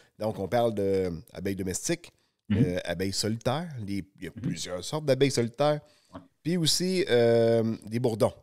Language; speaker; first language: French; native; French